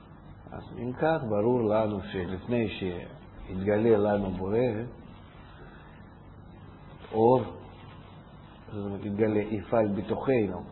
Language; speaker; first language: Hebrew; non-native, fluent; Russian